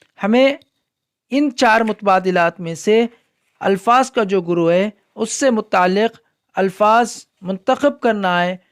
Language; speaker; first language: Urdu; native; Urdu